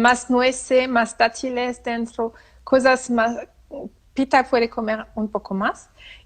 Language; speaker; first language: Spanish; non-native, learner; French